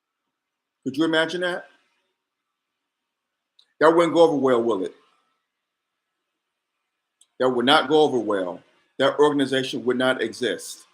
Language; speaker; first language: English; native; English